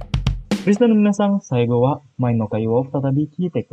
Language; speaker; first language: Japanese; non-native, fluent; Indonesian